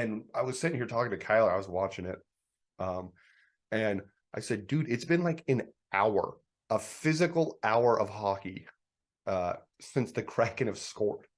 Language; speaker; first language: English; native; English